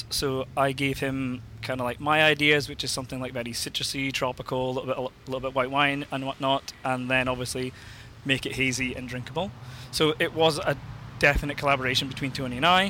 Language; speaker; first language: English; native; English